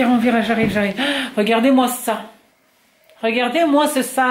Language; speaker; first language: French; native; French